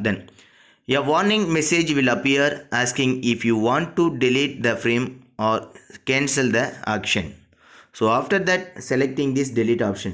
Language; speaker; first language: English; non-native, local second language; Tamil